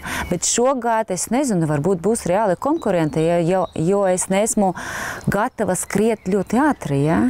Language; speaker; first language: Latvian; non-native, local second language; Russian